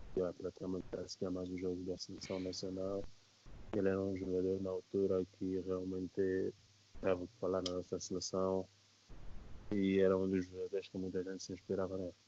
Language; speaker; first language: Portuguese; native; Portuguese